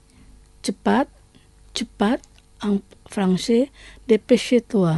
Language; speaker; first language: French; non-native, fluent; Indonesian